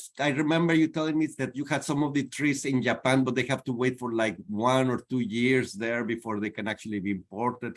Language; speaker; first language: English; non-native, fluent; Spanish